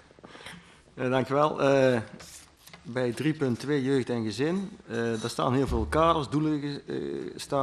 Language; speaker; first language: Dutch; native; Dutch